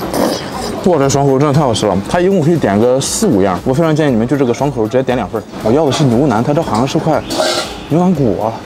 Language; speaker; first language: Chinese; native; Chinese